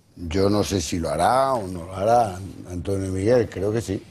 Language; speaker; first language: Spanish; non-native, local second language; Galician